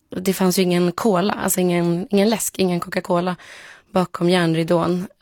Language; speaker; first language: Swedish; early bilingual, other home language; Polish